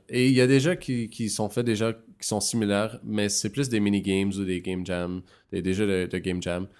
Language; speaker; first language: French; non-native, local second language; English